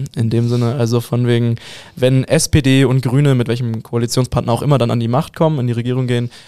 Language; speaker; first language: German; native; German